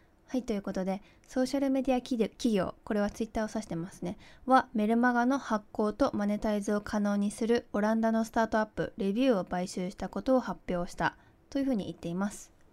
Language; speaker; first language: Japanese; early bilingual, heritage; Japanese